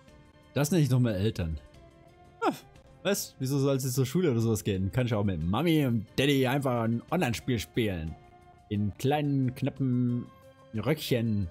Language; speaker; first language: German; native; German